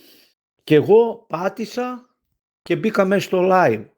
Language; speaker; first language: Greek; non-native, fluent; Bulgarian